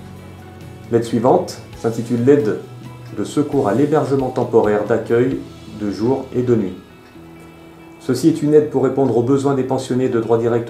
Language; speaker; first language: French; native; French